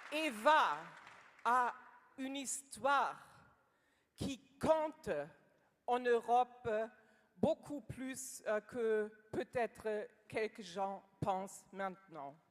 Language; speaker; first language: French; non-native, learner; German